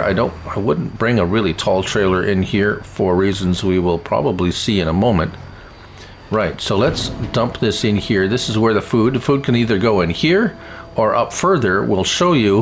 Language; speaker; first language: English; native; English